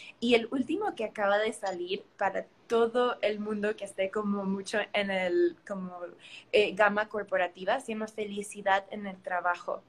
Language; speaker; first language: Spanish; early bilingual, heritage; Spanish